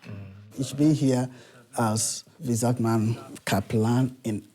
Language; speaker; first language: German; non-native, learner; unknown